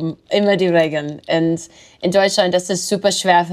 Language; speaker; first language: German; non-native, learner; English